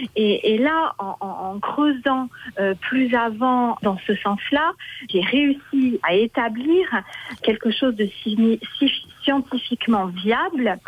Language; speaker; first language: French; native; French